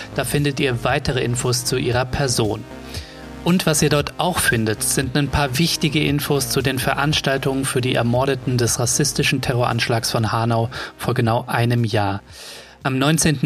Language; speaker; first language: German; native; German